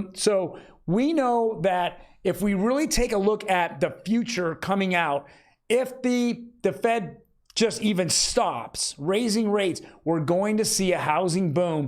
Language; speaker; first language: English; native; English